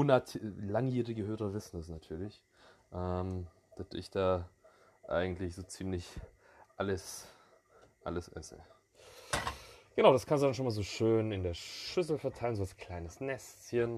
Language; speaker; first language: German; native; German